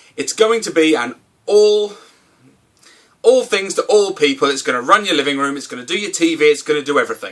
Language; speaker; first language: English; native; English